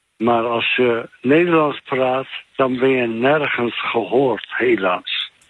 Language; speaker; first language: Dutch; non-native, fluent; Turkish